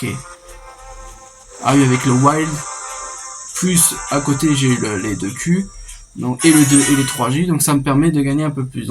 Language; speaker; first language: French; native; French